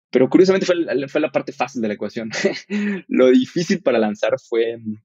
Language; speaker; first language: Spanish; native; Spanish